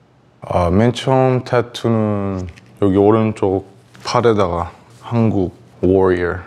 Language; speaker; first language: Korean; early bilingual, heritage; Korean